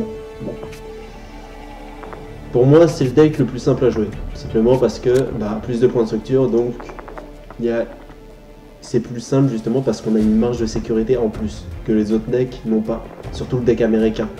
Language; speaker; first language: French; native; French